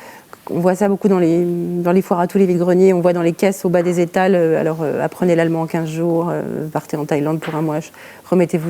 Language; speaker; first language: French; native; French